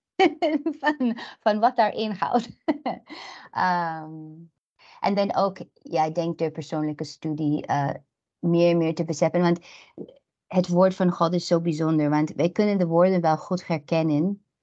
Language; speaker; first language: Dutch; non-native, fluent; English